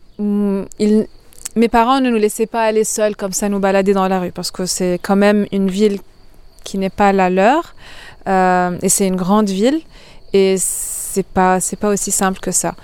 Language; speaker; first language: French; non-native, local second language; Arabic